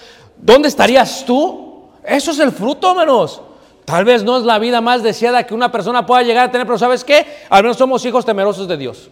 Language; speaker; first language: Spanish; native; Spanish